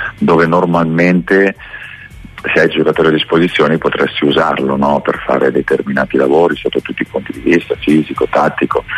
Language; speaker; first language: Italian; native; Italian